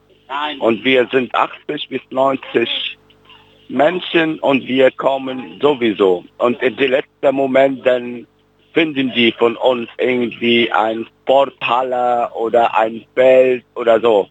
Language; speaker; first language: German; non-native, fluent; Arabic